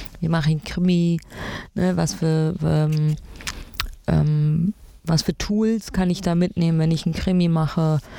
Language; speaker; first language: German; early bilingual, other home language; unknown